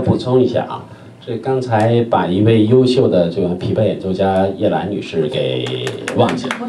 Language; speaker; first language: Chinese; native; Chinese